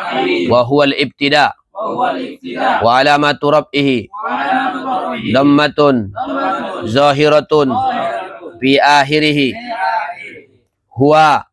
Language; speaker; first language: Arabic; non-native, fluent; Indonesian